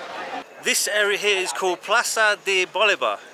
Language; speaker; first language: English; native; English